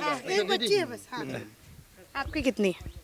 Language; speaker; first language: Hindi; native; Hindi